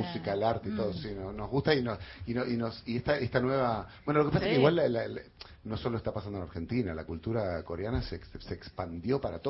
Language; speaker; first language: Spanish; native; Spanish